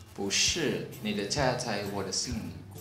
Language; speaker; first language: Chinese; non-native, learner; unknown